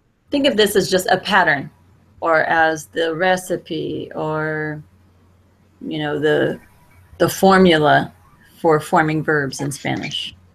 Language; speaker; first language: English; native; English